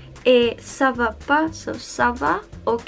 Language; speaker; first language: French; non-native, learner; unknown